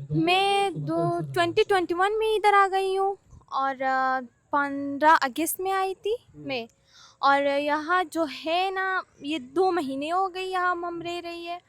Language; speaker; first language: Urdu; non-native, learner; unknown